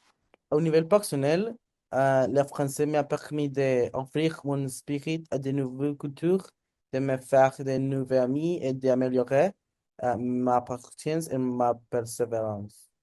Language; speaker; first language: French; non-native, learner; Spanish